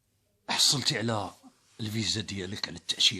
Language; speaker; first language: Arabic; native; Arabic